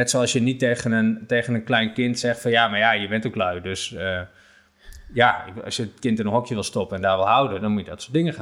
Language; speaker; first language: Dutch; native; Dutch